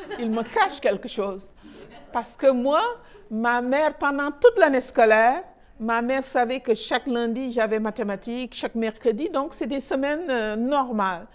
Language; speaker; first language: French; non-native, local second language; Wolof